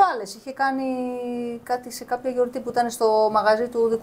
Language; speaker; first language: Greek; native; Greek